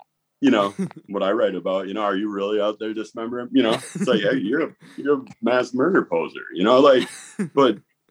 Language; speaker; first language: English; native; English